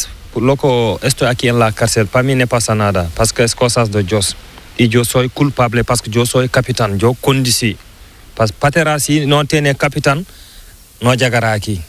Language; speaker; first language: Spanish; non-native, learner; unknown